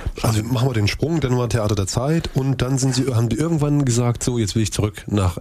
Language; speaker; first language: German; native; German